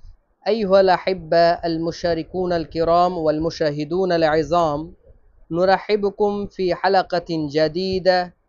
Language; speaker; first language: Arabic; non-native, fluent; Bangla